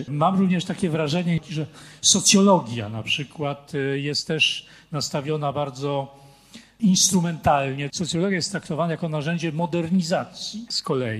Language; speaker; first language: Polish; native; Polish